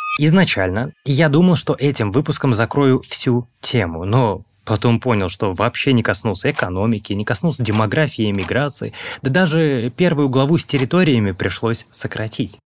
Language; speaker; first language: Russian; native; Russian